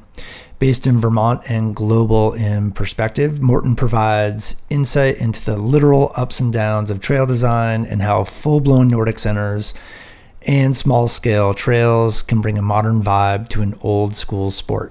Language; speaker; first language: English; native; English